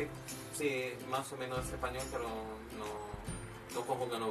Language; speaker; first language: Spanish; non-native, fluent; Filipino